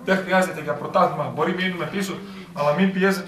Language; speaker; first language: Greek; non-native, fluent; Serbian